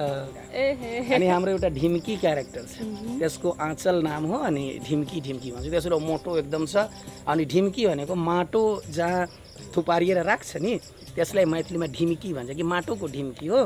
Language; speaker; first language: Nepali; non-native, local second language; Maithili